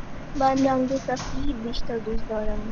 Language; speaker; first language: Persian; non-native, learner; Urdu